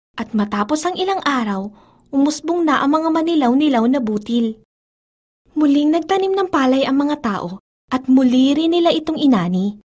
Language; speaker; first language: Filipino; native; Filipino